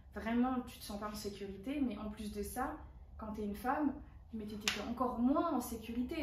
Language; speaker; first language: French; native; French